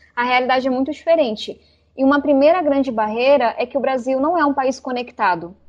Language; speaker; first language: Portuguese; native; Portuguese